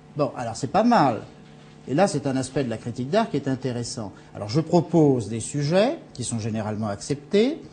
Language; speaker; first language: French; native; French